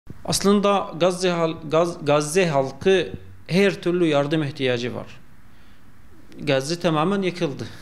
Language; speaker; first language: Turkish; non-native, fluent; Arabic